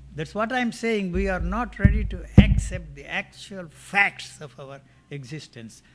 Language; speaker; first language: English; non-native, local second language; Telugu